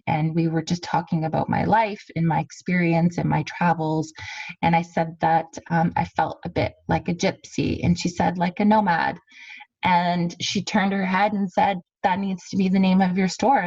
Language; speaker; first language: English; native; English